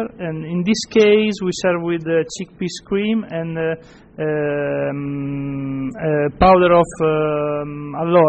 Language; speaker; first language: English; non-native, fluent; Italian